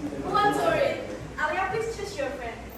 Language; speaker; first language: English; non-native, learner; Indonesian